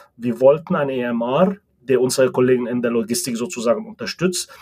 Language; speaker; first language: German; non-native, fluent; Arabic